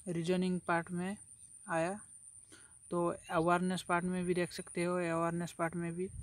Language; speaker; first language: Hindi; non-native, local second language; Assamese